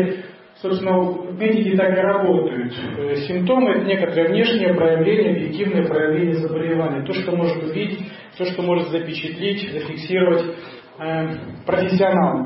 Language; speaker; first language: Russian; native; Russian